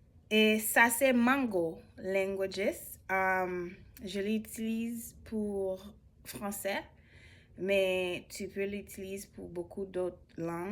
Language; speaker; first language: French; non-native, learner; English